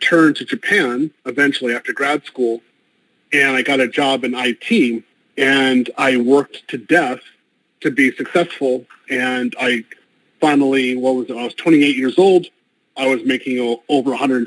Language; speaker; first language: English; native; English